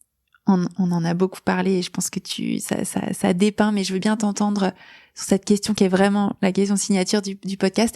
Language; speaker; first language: French; native; French